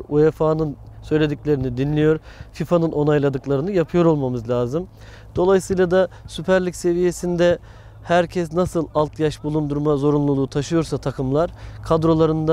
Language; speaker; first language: Turkish; native; Turkish